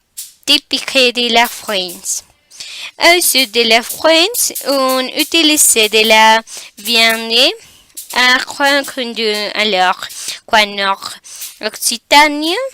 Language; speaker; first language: French; non-native, learner; Spanish